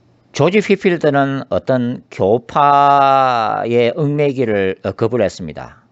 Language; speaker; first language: Korean; native; Korean